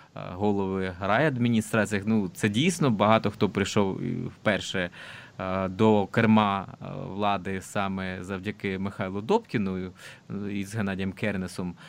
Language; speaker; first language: Ukrainian; non-native, local second language; Russian